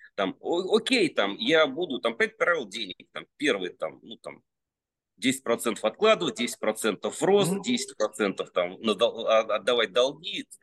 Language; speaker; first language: Russian; native; Russian